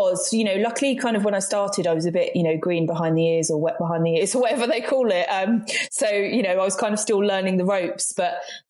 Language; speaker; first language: English; native; English